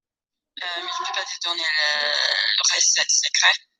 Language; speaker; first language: French; non-native, learner; English